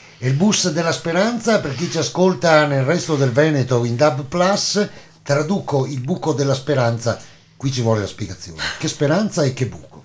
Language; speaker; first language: Italian; native; Italian